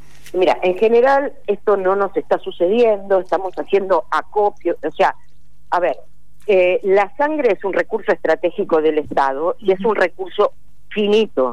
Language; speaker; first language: Spanish; native; Spanish